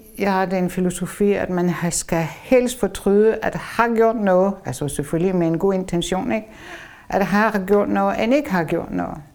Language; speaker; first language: Danish; non-native, fluent; French